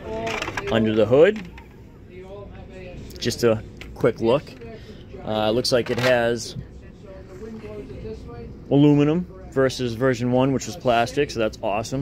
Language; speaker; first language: English; native; English